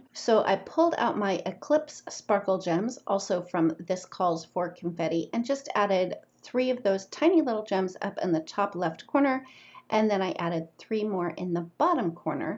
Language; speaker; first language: English; native; English